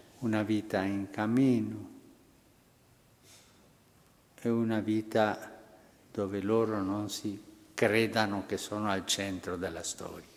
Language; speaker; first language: Italian; early bilingual, heritage; Spanish